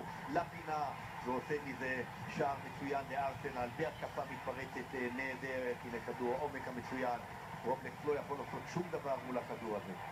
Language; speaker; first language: Hebrew; native; Hebrew